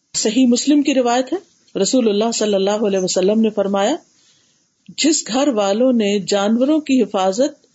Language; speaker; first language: Urdu; native; Urdu